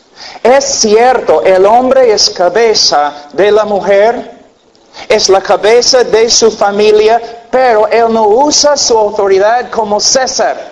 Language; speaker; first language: Spanish; non-native, fluent; English